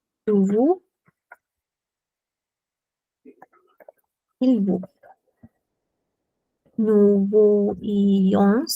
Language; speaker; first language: French; non-native, fluent; Spanish